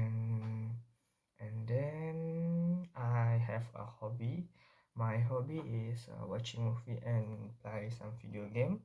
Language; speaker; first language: English; non-native, learner; Indonesian